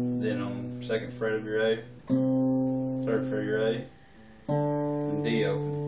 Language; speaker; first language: English; native; English